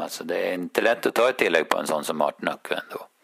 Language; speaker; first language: Swedish; native; Swedish